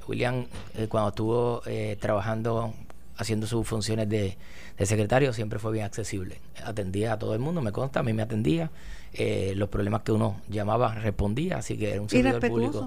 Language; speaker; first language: Spanish; native; Spanish